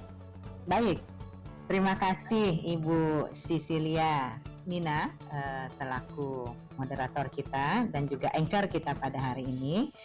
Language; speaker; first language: Indonesian; native; Indonesian